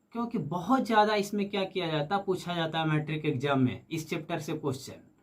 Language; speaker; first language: Hindi; native; Hindi